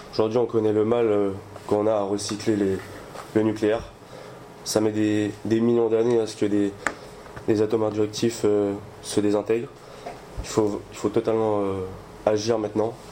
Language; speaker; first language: French; native; French